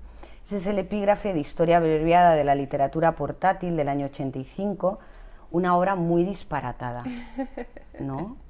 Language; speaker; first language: Spanish; native; Spanish